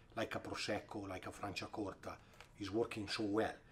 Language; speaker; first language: English; non-native, fluent; Italian